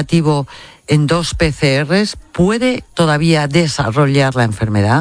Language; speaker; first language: Spanish; native; Spanish